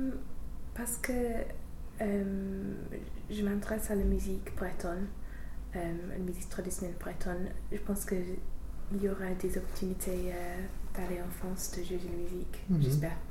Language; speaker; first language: French; non-native, fluent; English